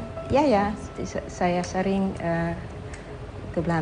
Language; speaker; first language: Indonesian; non-native, learner; Dutch